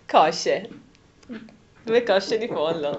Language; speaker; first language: Italian; native; Italian